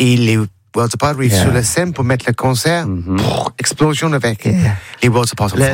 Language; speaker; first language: French; non-native, learner; English